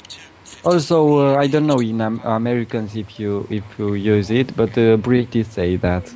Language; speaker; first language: English; non-native, learner; Romanian